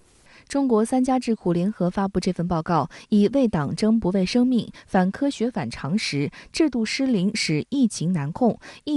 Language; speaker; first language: Chinese; native; Chinese